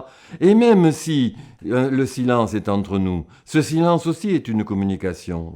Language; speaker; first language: French; native; French